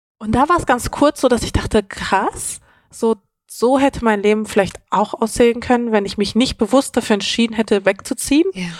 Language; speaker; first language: German; native; German